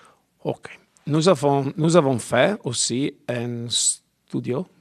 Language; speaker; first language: French; non-native, learner; Italian